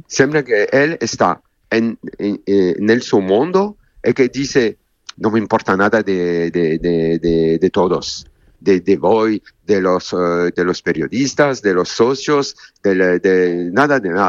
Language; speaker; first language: Spanish; non-native, learner; French